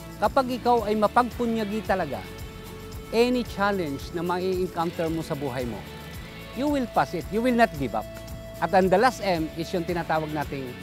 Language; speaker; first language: Filipino; native; Filipino